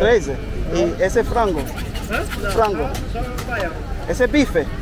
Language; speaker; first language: Portuguese; non-native, learner; English